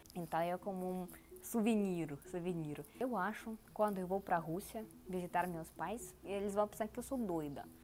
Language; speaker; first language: Portuguese; non-native, learner; Russian